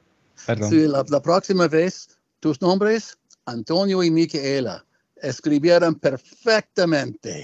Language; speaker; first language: Spanish; non-native, learner; English